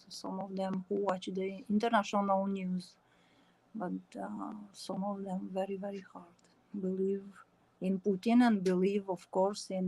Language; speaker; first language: English; non-native, learner; Ukrainian